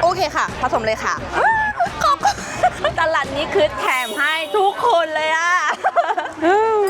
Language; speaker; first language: Thai; non-native, fluent; Korean